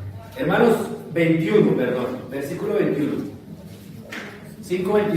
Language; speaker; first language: Spanish; native; Spanish